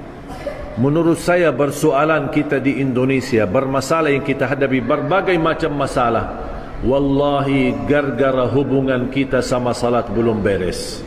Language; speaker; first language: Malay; non-native, fluent; Arabic